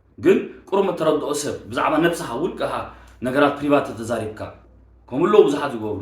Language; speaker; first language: Tigrinya; early bilingual, heritage; Tigrinya